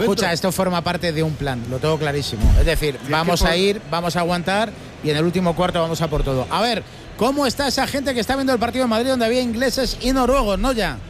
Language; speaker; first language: Spanish; native; Spanish